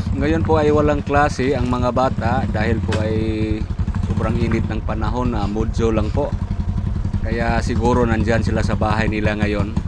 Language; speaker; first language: Filipino; non-native, local second language; Cebuano